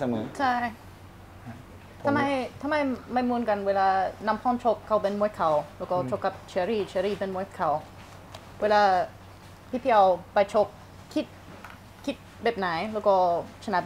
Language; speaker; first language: Thai; non-native, fluent; English